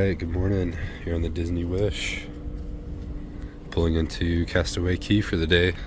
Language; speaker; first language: English; native; English